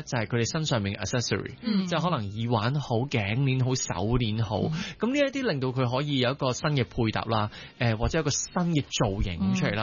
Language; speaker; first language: Cantonese; native; Cantonese